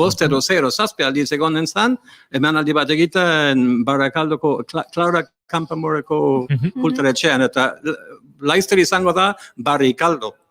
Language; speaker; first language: Basque; non-native, learner; English